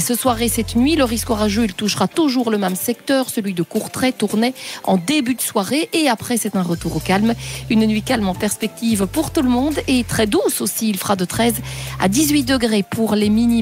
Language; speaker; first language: French; native; French